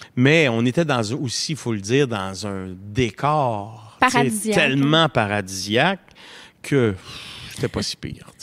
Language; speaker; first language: French; native; French